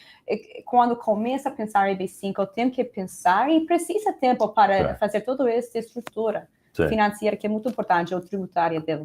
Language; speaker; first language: Portuguese; non-native, fluent; Spanish